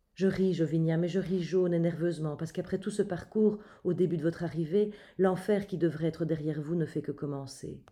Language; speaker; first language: French; native; French